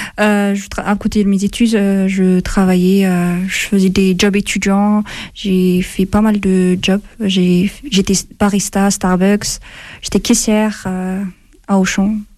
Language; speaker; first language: French; non-native, fluent; Amharic